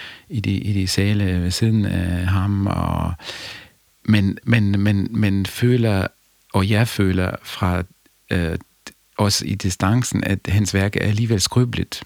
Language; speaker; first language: Danish; non-native, fluent; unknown